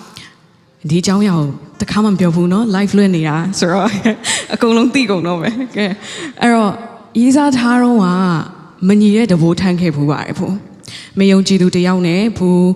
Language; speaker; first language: Burmese; non-native, local second language; Tedim Chin